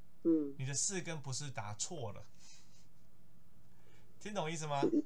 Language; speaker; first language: Chinese; native; Chinese